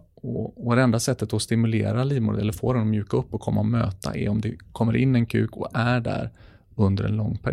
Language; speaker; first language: Swedish; native; Swedish